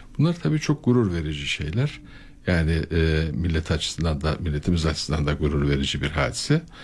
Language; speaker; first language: Turkish; native; Turkish